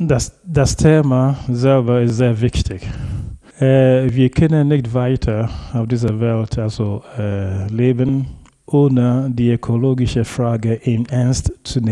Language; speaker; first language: German; non-native, fluent; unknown